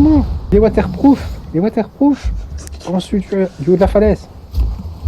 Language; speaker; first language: French; native; French